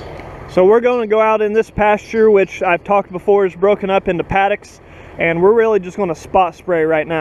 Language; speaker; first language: English; native; English